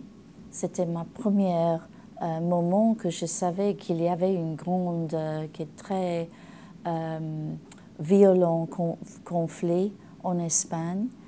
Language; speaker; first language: French; non-native, learner; English